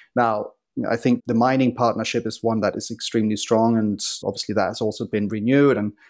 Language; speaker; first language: English; non-native, fluent; Danish